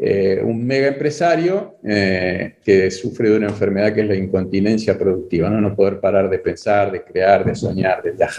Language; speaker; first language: Spanish; native; Spanish